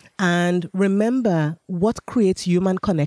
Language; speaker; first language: English; non-native, local second language; Yoruba